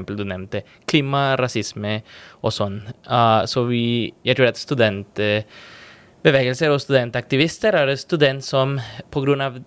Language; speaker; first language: Norwegian; non-native, fluent; Spanish